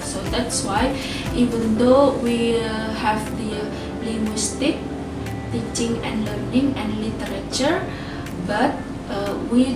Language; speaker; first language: English; non-native, fluent; Indonesian